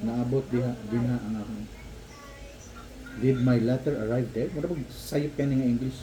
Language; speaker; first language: Cebuano; native; Cebuano